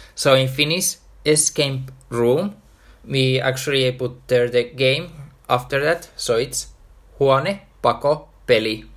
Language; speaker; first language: English; non-native, fluent; Finnish